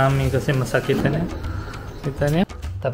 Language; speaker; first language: Filipino; non-native, learner; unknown